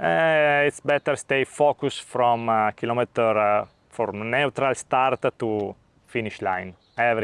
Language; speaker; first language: English; non-native, learner; Italian